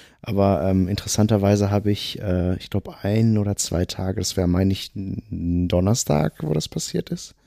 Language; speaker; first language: German; native; German